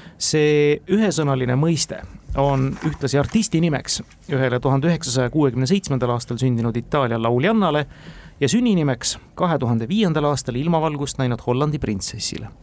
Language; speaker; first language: Estonian; native; Estonian